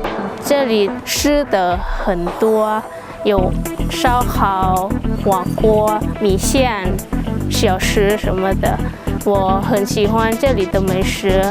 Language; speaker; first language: Chinese; non-native, learner; Lao